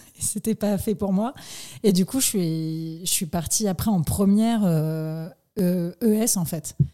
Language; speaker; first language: French; native; French